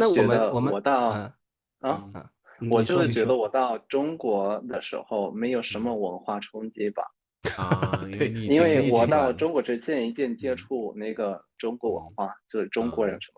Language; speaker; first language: Chinese; non-native, fluent; Spanish